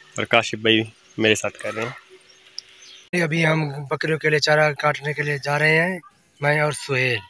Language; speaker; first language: Urdu; non-native, local second language; Punjabi